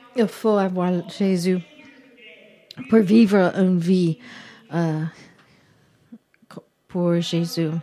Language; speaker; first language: French; non-native, learner; English